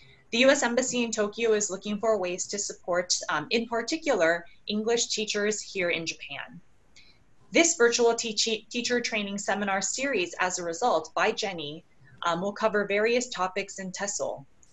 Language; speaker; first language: English; native; English